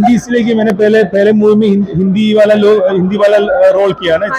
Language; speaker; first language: Hindi; non-native, local second language; Malayalam